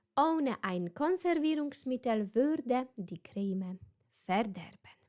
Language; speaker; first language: German; non-native, fluent; Polish